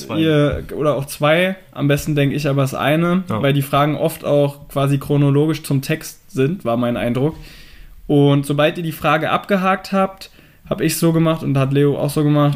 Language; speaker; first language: German; native; German